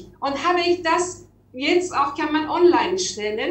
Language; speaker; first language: German; non-native, learner; Persian